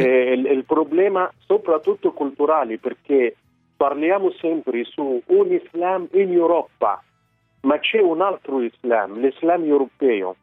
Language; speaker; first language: Italian; non-native, fluent; Arabic